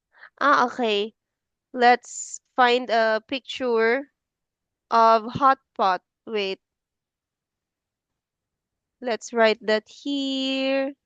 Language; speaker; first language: English; non-native, fluent; Filipino